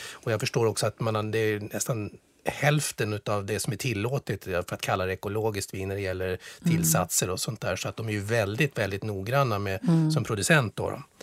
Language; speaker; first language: Swedish; non-native, fluent; French